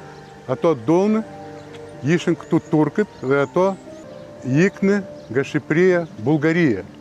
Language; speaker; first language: Albanian; early bilingual, heritage; Albanian